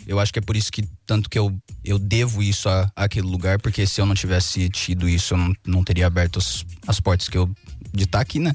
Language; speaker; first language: Portuguese; early bilingual, heritage; Portuguese